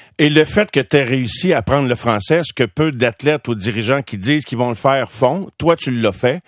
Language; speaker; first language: French; native; French